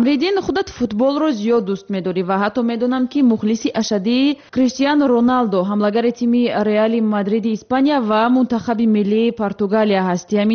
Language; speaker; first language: Tajik; native; Tajik